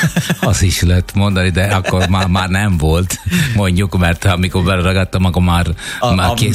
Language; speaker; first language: Hungarian; non-native, fluent; Italian